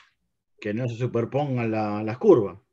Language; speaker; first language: Spanish; native; Spanish